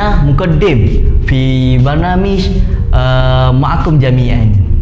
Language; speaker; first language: Arabic; non-native, learner; Malay